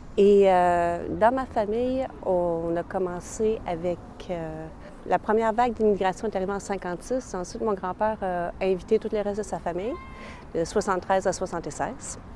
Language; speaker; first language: French; native; French